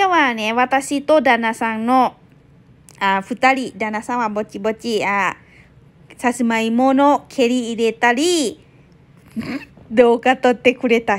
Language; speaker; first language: Japanese; non-native, learner; Thai